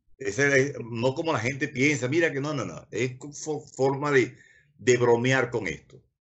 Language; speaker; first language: Spanish; native; Spanish